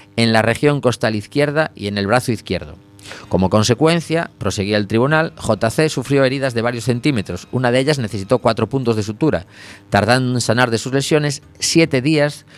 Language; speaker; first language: Spanish; non-native, local second language; Galician